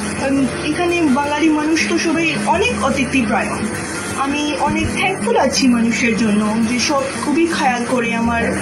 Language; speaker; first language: Bangla; non-native, fluent; Urdu